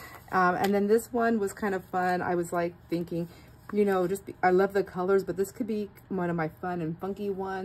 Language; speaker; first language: English; native; English